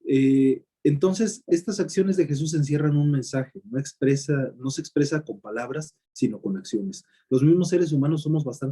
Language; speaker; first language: Spanish; native; Spanish